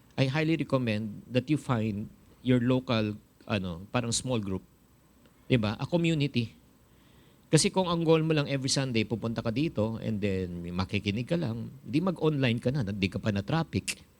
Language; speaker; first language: Filipino; native; Filipino